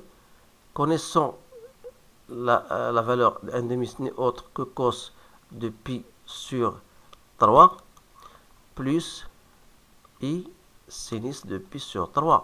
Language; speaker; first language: French; non-native, local second language; Arabic